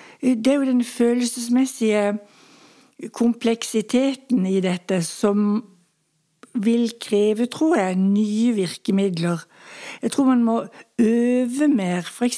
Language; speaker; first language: Norwegian; native; Norwegian